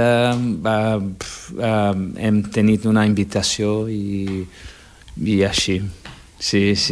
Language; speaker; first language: Catalan; non-native, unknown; Portuguese